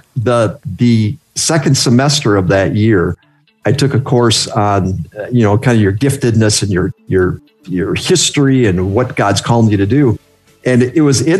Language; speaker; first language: English; native; English